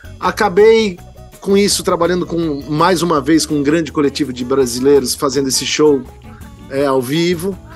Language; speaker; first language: Portuguese; native; Portuguese